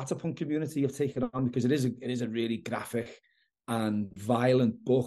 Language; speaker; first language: English; native; English